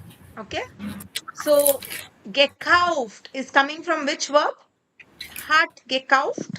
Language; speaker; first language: German; non-native, fluent; Kannada